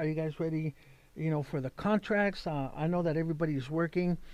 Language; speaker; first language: English; native; English